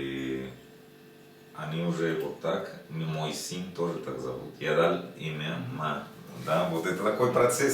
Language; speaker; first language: Russian; non-native, learner; Spanish